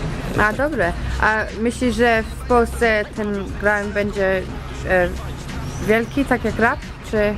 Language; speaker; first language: Polish; early bilingual, heritage; Polish